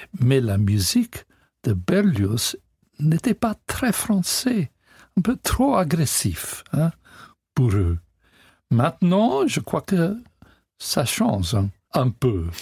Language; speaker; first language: French; non-native, learner; English